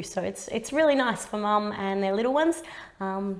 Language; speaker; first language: English; native; English